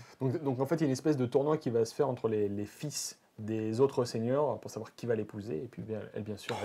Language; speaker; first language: French; native; French